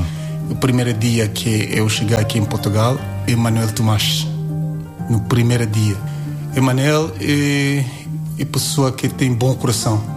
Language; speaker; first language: Portuguese; non-native, learner; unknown